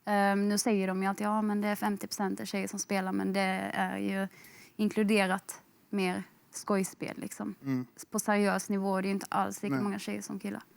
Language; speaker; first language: Swedish; native; Swedish